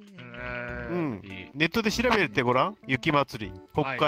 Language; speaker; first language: Japanese; native; Japanese